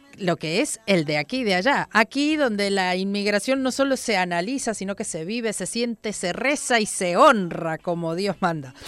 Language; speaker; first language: Spanish; native; Spanish